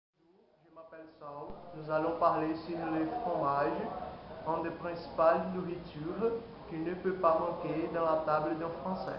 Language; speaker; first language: French; non-native, learner; Portuguese